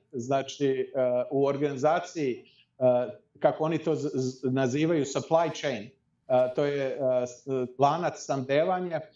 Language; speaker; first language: Serbian; early bilingual, heritage; Serbian